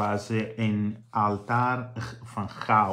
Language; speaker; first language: Dutch; non-native, fluent; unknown